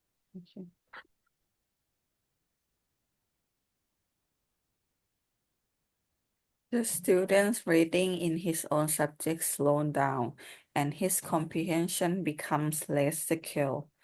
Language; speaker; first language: English; non-native, learner; Thai